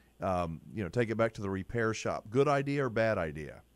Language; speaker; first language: English; native; English